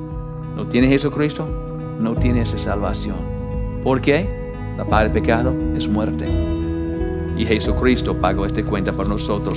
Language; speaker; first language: Spanish; non-native, fluent; English